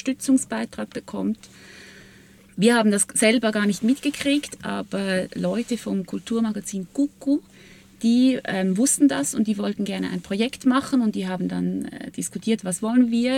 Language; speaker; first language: German; native; German